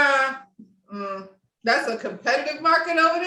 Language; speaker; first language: English; native; English